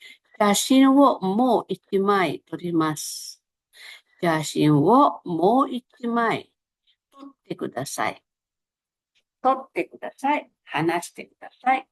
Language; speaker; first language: Japanese; non-native, fluent; Filipino